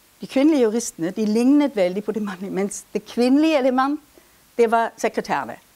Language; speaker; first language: Norwegian; non-native, fluent; German